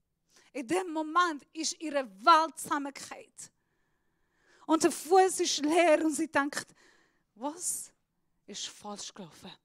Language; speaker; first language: German; non-native, fluent; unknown